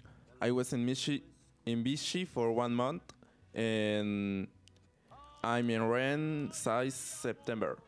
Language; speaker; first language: English; non-native, learner; Spanish